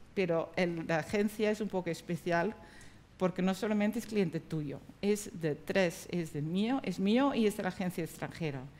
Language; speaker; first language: Spanish; non-native, fluent; Dutch